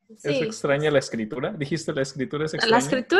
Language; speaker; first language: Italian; non-native, learner; Spanish